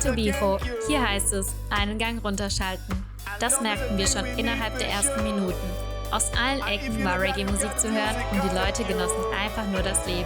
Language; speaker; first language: German; native; German